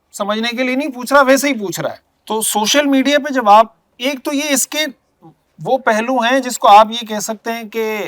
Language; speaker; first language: Urdu; native; Urdu